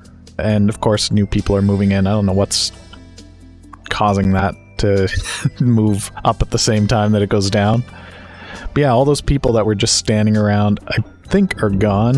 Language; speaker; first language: English; native; English